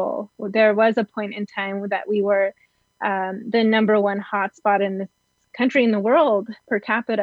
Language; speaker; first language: English; native; English